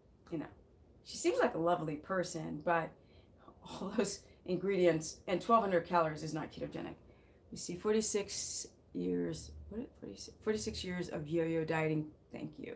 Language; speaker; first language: English; native; English